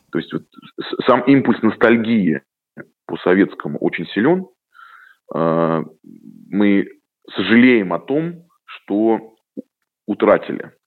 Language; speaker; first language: Russian; native; Russian